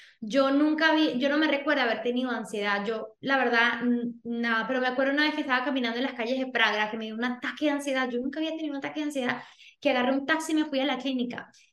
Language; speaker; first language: Spanish; early bilingual, other home language; Portuguese